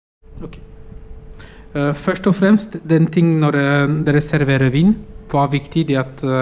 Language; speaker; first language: Norwegian; non-native, fluent; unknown